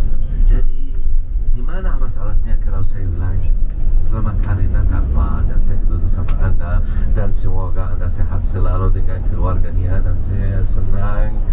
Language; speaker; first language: Indonesian; non-native, fluent; Arabic